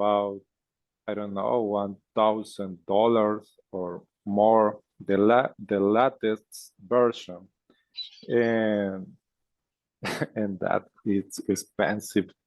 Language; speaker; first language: English; non-native, learner; Spanish